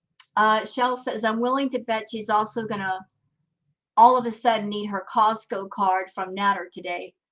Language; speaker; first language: English; native; English